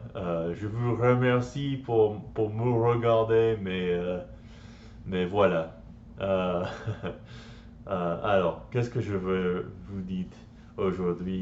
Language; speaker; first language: French; non-native, learner; English